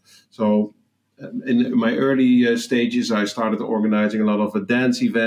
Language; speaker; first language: English; non-native, fluent; Dutch